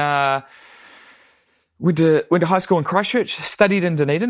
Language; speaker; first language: English; native; English